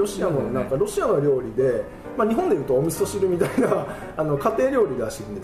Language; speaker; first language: Japanese; native; Japanese